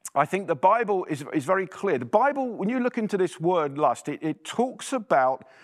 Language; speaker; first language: English; native; English